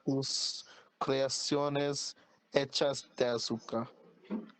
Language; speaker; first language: Spanish; non-native, learner; English